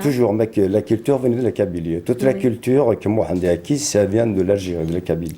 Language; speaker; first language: French; non-native, local second language; Kabyle